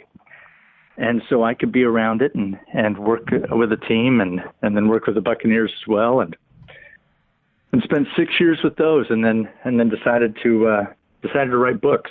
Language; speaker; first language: English; native; English